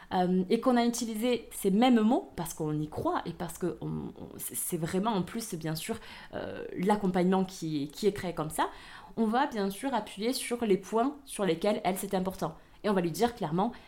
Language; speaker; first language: French; native; French